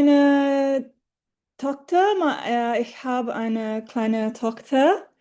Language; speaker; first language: German; non-native, learner; English